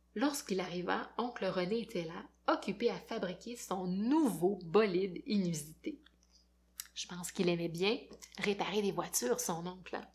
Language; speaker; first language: French; native; French